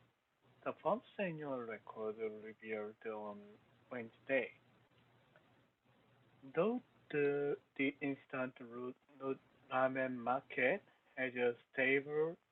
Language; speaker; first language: English; non-native, learner; Korean